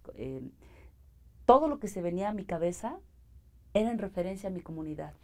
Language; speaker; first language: Spanish; native; Spanish